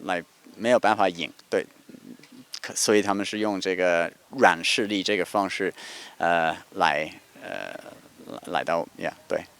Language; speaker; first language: Chinese; non-native, fluent; English